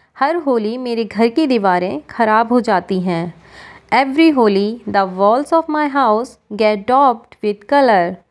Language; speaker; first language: Hindi; native; Hindi